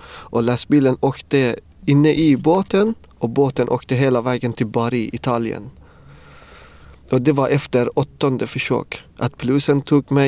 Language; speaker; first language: Swedish; non-native, fluent; Persian